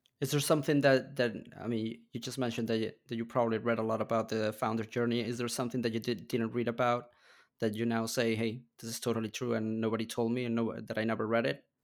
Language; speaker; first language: English; non-native, fluent; Spanish